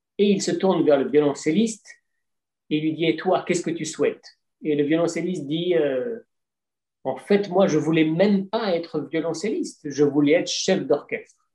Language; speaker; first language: French; native; French